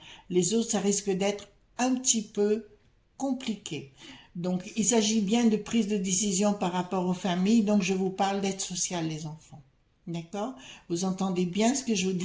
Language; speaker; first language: French; native; French